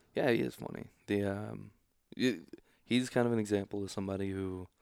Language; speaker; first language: English; native; English